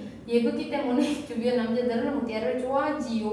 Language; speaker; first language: Korean; non-native, fluent; Indonesian